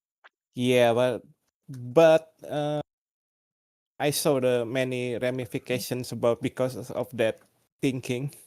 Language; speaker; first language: English; non-native, learner; Indonesian